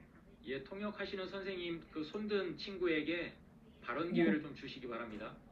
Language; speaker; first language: Korean; native; Korean